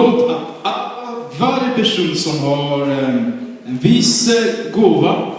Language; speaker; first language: Swedish; non-native, fluent; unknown